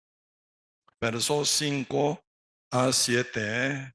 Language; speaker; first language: Spanish; non-native, learner; Korean